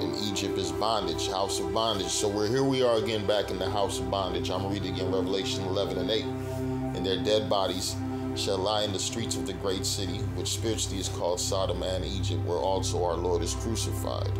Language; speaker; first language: English; native; English